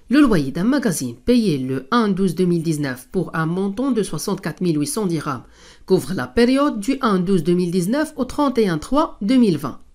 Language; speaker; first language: French; non-native, local second language; Arabic